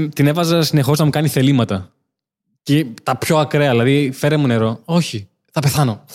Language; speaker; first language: Greek; early bilingual, other home language; Albanian